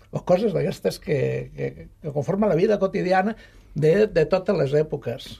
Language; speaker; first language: Catalan; native; Catalan